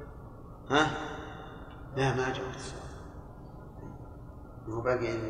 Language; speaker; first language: Arabic; native; Arabic